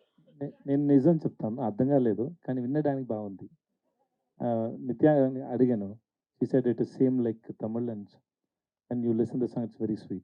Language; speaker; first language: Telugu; non-native, learner; Tamil